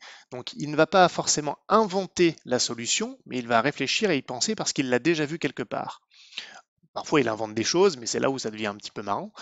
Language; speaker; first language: French; native; French